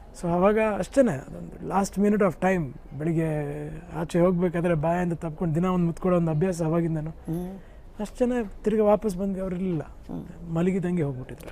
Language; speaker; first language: Kannada; early bilingual, heritage; Kannada